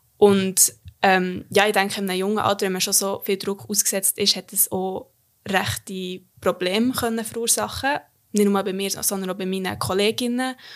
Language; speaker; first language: German; native; German